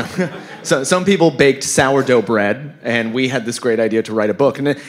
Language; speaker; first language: English; native; English